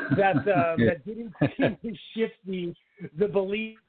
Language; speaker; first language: English; native; English